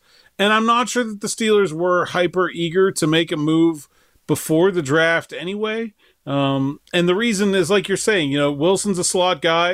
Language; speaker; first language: English; native; English